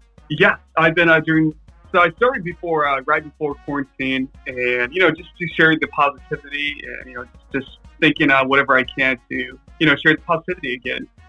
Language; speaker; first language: English; non-native, fluent; Japanese